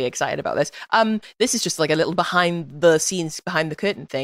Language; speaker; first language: English; native; English